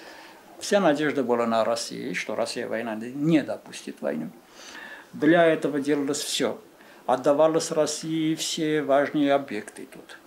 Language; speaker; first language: Russian; non-native, local second language; Armenian